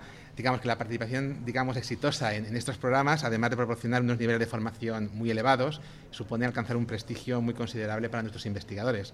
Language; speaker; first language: Spanish; native; Spanish